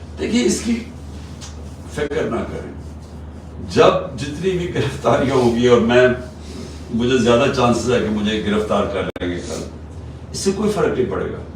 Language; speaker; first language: Urdu; native; Urdu